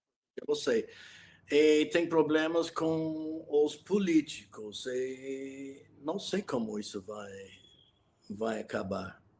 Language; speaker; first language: Portuguese; non-native, fluent; English